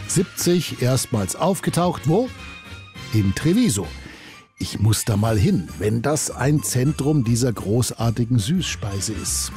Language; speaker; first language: German; native; German